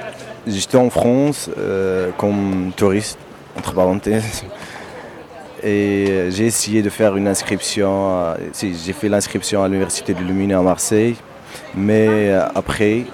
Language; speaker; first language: French; non-native, local second language; Berber languages